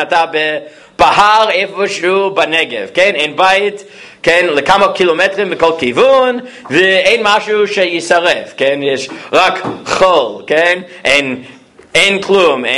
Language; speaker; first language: Hebrew; non-native, fluent; English